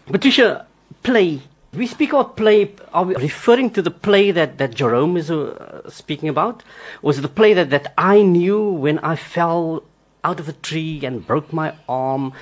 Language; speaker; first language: English; non-native, local second language; Afrikaans